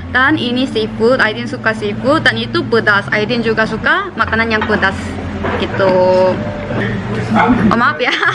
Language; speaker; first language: Indonesian; non-native, fluent; Korean